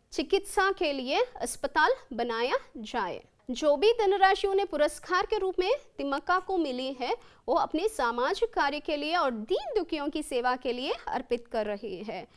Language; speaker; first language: Hindi; non-native, local second language; Kannada